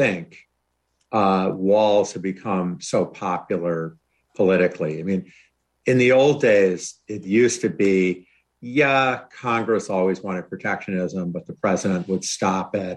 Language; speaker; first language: English; native; English